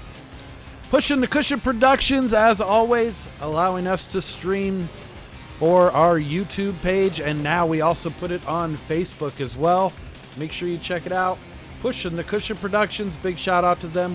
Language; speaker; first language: English; native; English